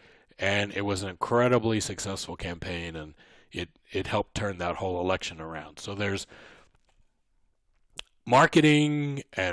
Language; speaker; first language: English; native; English